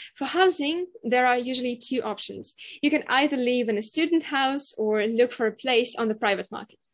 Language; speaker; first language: English; non-native, fluent; Russian